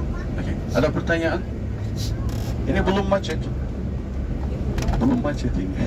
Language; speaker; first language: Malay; non-native, fluent; Turkish